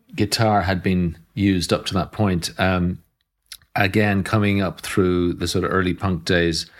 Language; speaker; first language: English; native; English